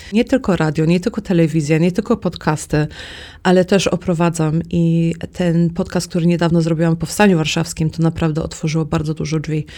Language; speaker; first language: Polish; early bilingual, heritage; Polish